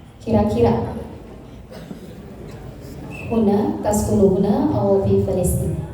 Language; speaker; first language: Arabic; non-native, learner; Indonesian